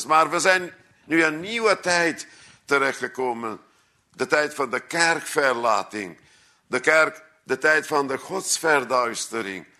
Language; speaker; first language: Dutch; non-native, fluent; Hungarian